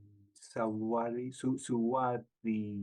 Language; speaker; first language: Japanese; non-native, learner; English